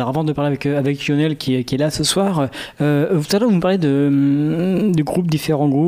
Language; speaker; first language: French; native; French